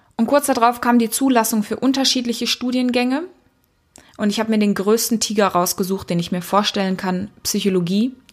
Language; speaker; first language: German; early bilingual, heritage; German